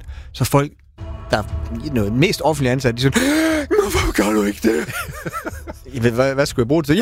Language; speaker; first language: Danish; native; Danish